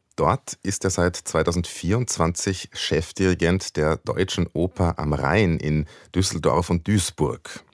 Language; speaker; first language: German; native; German